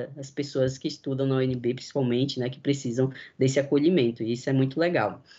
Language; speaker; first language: Portuguese; native; Portuguese